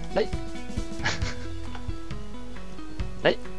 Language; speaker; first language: Swedish; native; Swedish